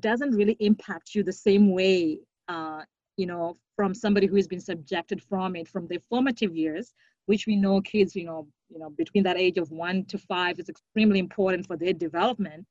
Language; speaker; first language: English; non-native, local second language; Shona